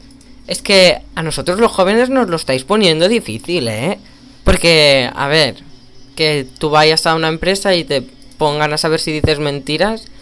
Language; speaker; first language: Spanish; native; Spanish